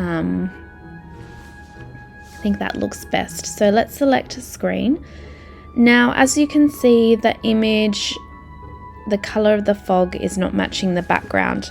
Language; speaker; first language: English; native; English